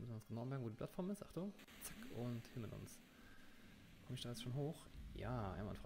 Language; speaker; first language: German; native; German